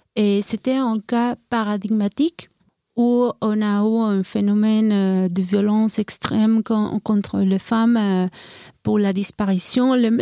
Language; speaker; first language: French; non-native, fluent; Spanish